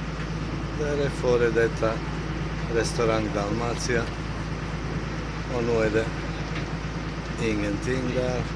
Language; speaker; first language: Swedish; non-native, fluent; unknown